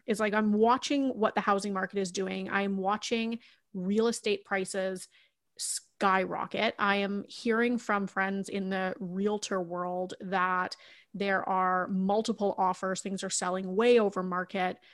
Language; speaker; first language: English; native; English